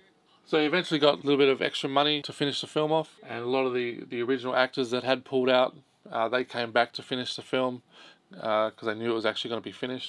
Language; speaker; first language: English; native; English